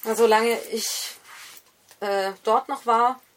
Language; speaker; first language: German; native; German